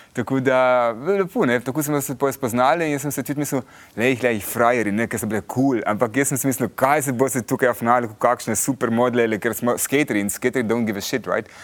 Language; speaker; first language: Slovenian; early bilingual, heritage; Slovenian